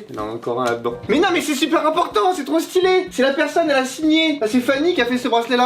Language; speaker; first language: French; native; French